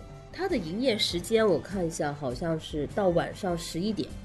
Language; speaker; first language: Chinese; native; Chinese